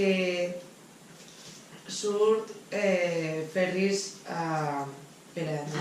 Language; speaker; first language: Catalan; non-native, local second language; Spanish